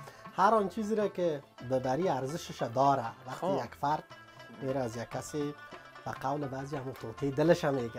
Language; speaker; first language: Persian; native; Persian